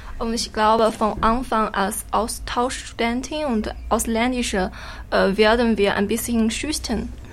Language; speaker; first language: German; non-native, learner; Chinese